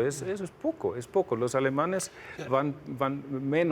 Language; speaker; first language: Spanish; non-native, fluent; German